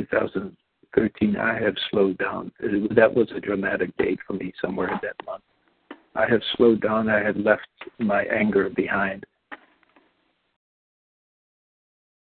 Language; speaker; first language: English; non-native, fluent; Dutch